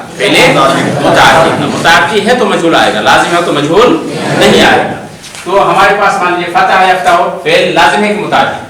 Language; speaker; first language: Urdu; non-native, local second language; Bangla